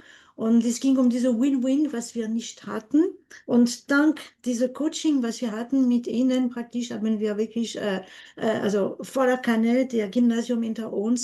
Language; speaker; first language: German; non-native, fluent; French